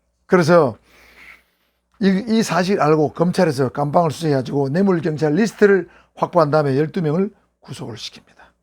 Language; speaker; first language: Korean; native; Korean